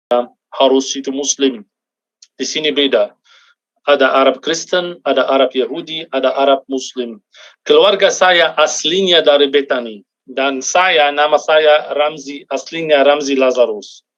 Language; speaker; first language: Indonesian; non-native, fluent; Arabic